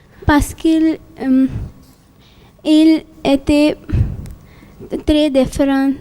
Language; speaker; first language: French; non-native, learner; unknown